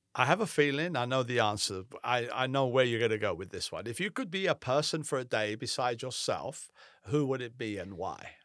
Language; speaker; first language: English; native; English